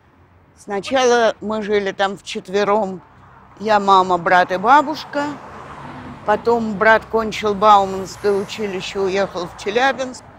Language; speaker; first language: Russian; native; Russian